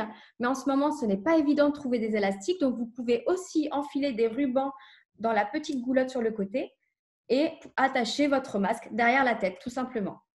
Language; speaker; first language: French; native; French